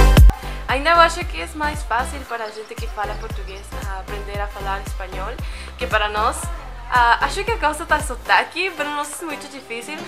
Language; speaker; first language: Portuguese; non-native, learner; Spanish